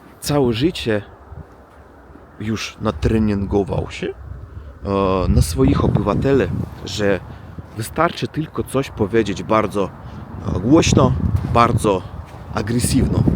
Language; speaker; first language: Polish; non-native, fluent; Russian